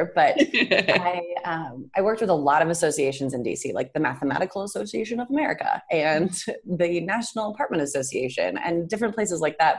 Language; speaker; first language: English; native; English